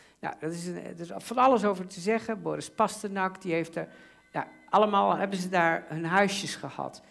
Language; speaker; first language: Dutch; native; Dutch